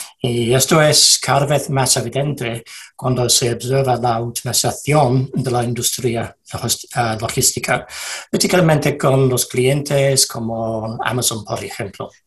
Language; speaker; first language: Spanish; non-native, learner; English